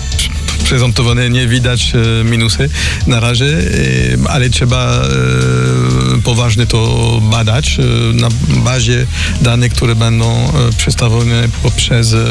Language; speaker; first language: Polish; non-native, learner; French